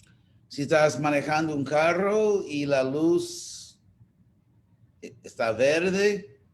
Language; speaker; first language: Spanish; non-native, fluent; English